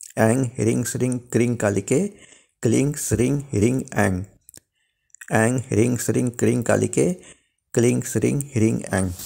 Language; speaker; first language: Hindi; non-native, local second language; Bangla